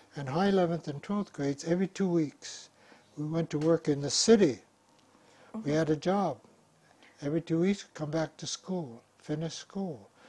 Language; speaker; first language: English; native; English